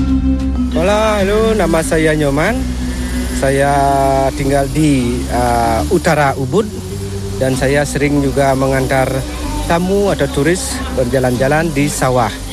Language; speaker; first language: Indonesian; non-native, local second language; Balinese